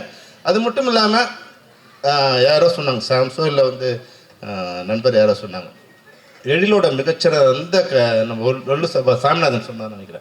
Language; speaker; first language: Tamil; native; Tamil